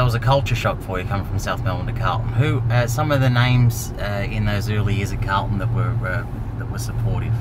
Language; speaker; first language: English; native; English